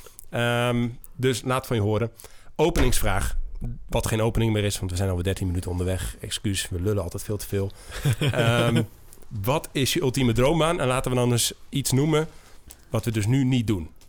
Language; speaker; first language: Dutch; native; Dutch